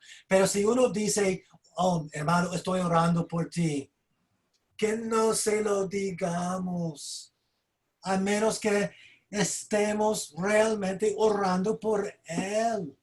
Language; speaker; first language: Spanish; non-native, fluent; English